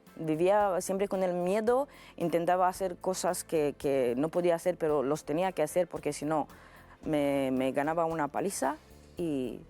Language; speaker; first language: Spanish; non-native, fluent; Romanian